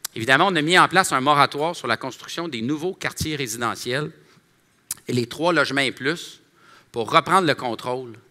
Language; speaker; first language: French; native; French